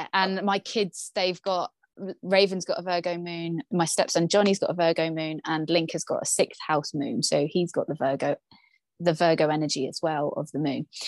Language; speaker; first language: English; native; English